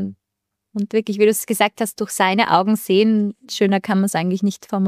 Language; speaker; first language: German; native; German